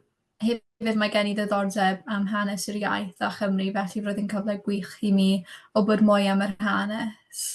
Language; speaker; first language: Welsh; non-native, local second language; English